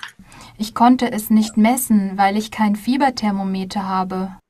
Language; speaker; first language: German; non-native, learner; Korean